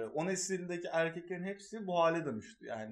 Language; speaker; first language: Turkish; native; Turkish